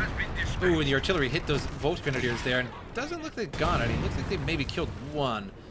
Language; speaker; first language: English; native; English